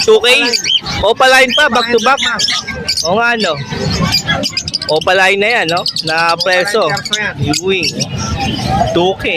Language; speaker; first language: Filipino; native; Filipino